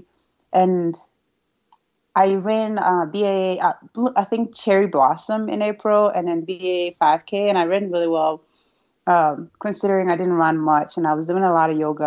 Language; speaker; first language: English; non-native, fluent; Rundi